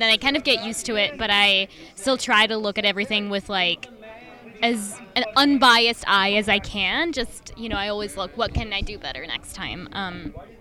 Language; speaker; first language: English; non-native, fluent; French